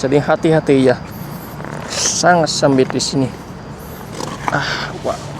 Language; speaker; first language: Indonesian; non-native, fluent; Vietnamese